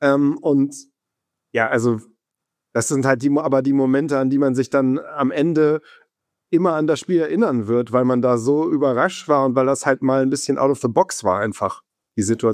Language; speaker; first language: German; native; German